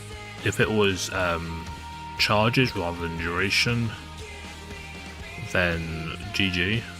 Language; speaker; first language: English; native; English